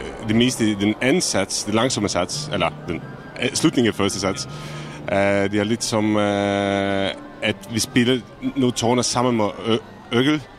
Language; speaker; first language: Danish; non-native, fluent; Czech